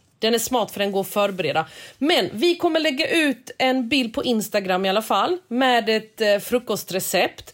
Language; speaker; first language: Swedish; early bilingual, other home language; Korean